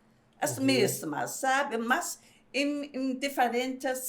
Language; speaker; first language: Portuguese; non-native, fluent; German